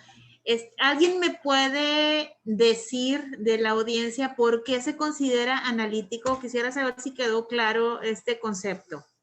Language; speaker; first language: Spanish; native; Spanish